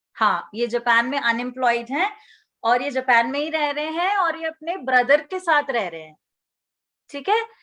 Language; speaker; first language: Hindi; native; Hindi